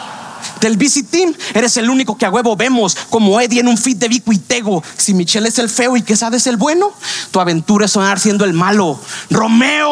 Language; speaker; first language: Spanish; native; Spanish